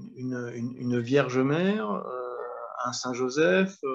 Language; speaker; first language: French; native; French